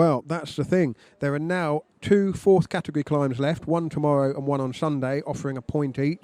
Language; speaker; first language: English; native; English